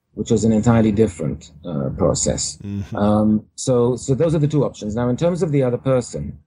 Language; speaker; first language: English; native; English